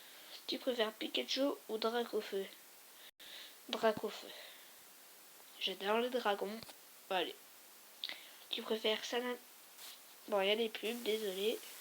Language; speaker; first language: French; native; French